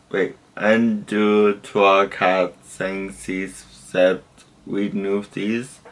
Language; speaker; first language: French; non-native, learner; English